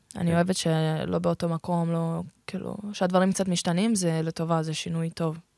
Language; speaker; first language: Hebrew; early bilingual, other home language; Russian